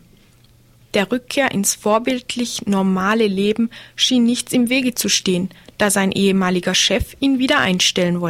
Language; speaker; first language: German; native; German